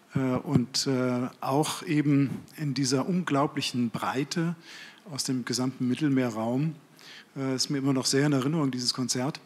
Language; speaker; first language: German; native; German